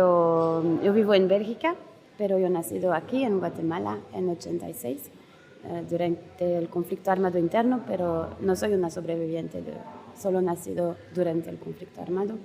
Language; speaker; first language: Spanish; non-native, learner; French